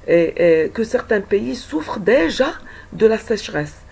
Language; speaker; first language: French; non-native, local second language; Arabic